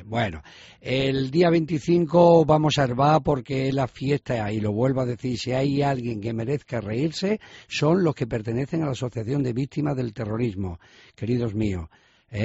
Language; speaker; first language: Spanish; native; Spanish